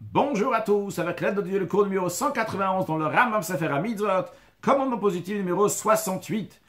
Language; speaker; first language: French; native; French